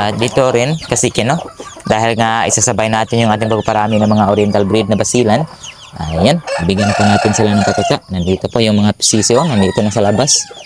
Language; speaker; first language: Filipino; non-native, local second language; Cebuano